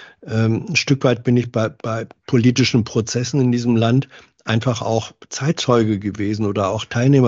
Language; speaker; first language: German; native; German